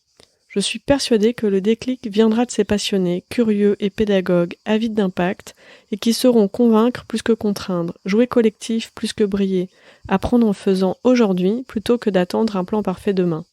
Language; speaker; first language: French; native; French